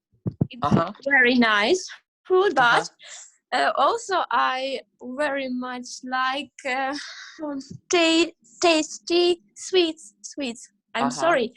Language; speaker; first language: English; non-native, learner; Ukrainian